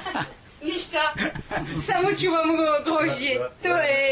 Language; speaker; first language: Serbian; non-native, learner; French